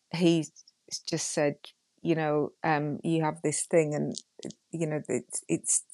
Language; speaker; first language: English; native; English